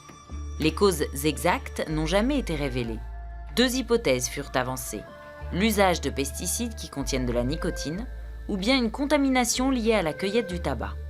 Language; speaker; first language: French; native; French